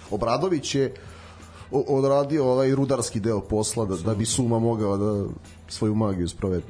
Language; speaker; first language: Serbian; native; Serbian